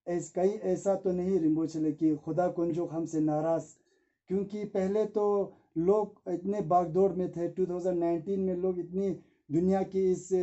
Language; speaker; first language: Hindi; non-native, local second language; Ladakhi